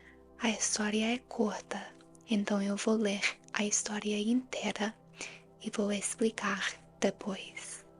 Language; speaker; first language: Portuguese; non-native, fluent; English